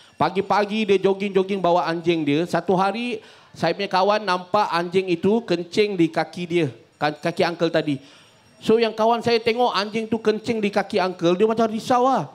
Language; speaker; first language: Malay; native; Malay